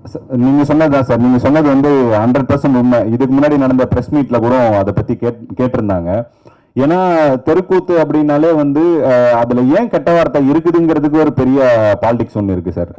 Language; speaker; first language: Tamil; native; Tamil